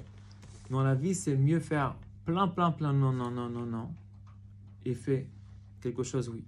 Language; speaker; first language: French; non-native, fluent; Hebrew